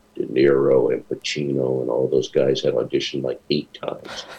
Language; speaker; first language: English; native; English